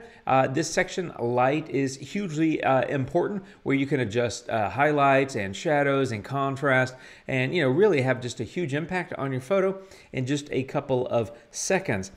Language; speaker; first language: English; native; English